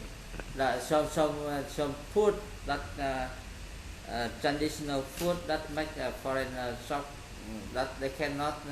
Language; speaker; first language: English; non-native, learner; Vietnamese